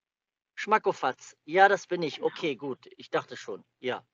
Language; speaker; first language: German; native; German